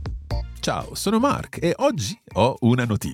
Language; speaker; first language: Italian; non-native, fluent; English